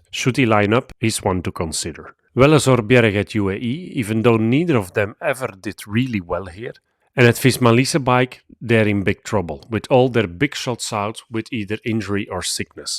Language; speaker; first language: English; non-native, fluent; Dutch